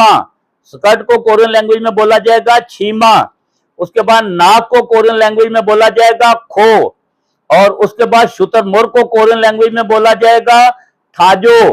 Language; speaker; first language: Hindi; non-native, local second language; Punjabi